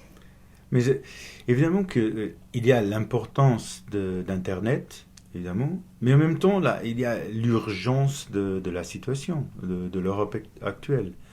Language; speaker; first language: French; non-native, fluent; Portuguese